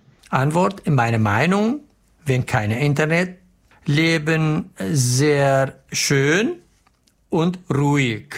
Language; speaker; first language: German; non-native, learner; Arabic